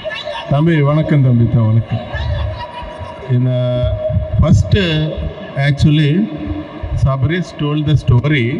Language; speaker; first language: Tamil; non-native, learner; Telugu